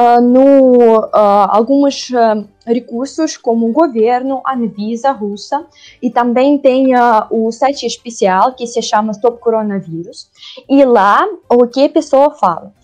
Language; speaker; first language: Portuguese; non-native, learner; Russian